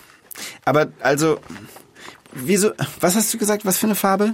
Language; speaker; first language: German; native; German